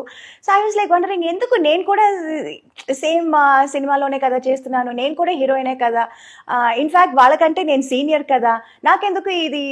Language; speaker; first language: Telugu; non-native, local second language; Tamil